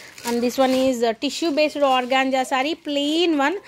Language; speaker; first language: English; non-native, local second language; Telugu